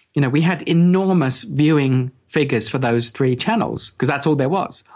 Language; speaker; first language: English; native; English